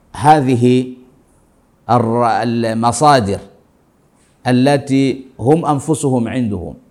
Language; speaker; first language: Arabic; non-native, fluent; Swahili